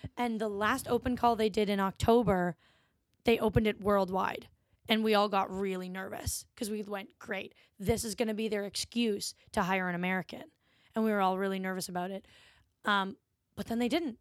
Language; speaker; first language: English; native; English